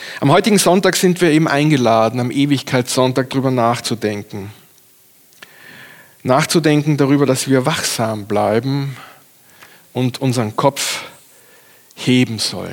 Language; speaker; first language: German; native; German